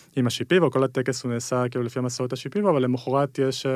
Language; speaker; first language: Hebrew; early bilingual, other home language; Spanish